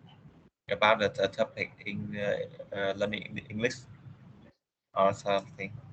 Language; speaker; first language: English; non-native, learner; Vietnamese